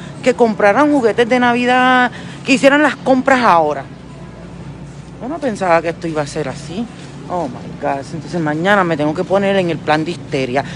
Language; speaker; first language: Spanish; early bilingual, heritage; Spanish